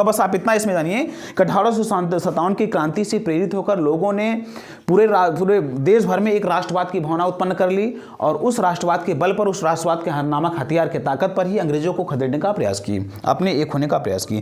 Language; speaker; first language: Hindi; native; Hindi